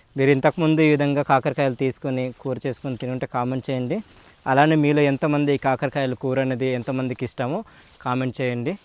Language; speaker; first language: Telugu; non-native, local second language; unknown